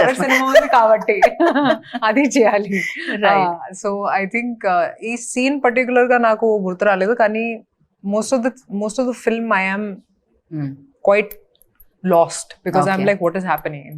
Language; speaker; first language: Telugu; non-native, fluent; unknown